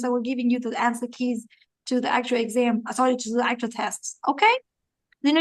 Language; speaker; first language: English; non-native, fluent; Vietnamese